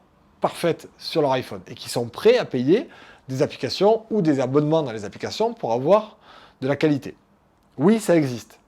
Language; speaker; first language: French; native; French